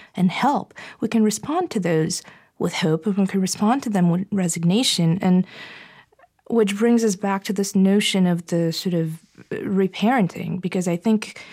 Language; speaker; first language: English; non-native, fluent; Bulgarian